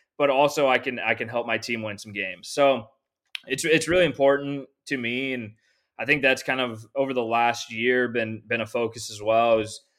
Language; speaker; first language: English; native; English